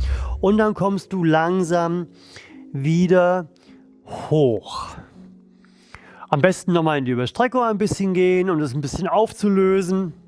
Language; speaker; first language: German; native; German